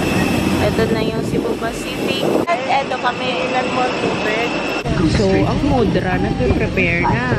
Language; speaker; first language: Filipino; early bilingual, heritage; Filipino